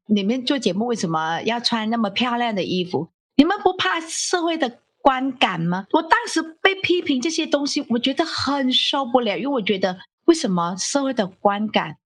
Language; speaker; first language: Chinese; non-native, fluent; Vietnamese